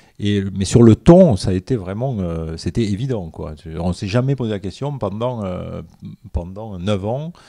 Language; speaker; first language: French; native; French